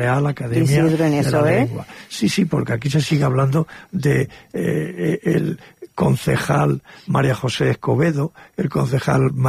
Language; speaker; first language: Spanish; native; Spanish